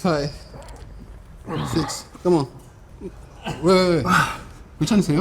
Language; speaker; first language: Korean; non-native, fluent; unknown